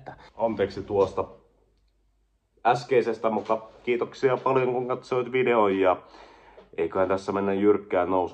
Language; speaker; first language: Finnish; native; Finnish